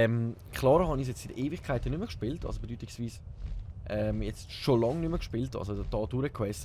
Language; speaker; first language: German; native; German